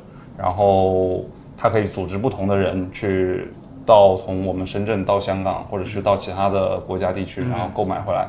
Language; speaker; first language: Chinese; native; Chinese